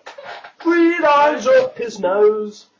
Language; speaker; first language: English; native; English